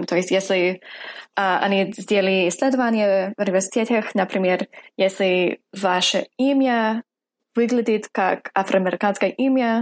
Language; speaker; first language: Russian; non-native, fluent; English